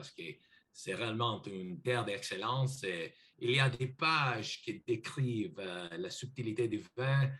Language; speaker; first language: French; non-native, learner; English